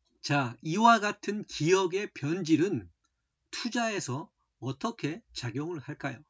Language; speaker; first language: Korean; native; Korean